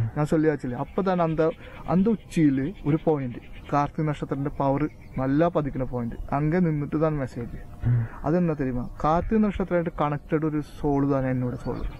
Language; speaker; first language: Tamil; non-native, learner; Malayalam